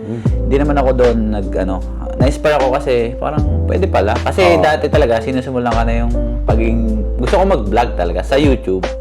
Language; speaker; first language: Filipino; native; Filipino